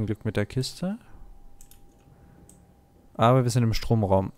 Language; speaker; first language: German; native; German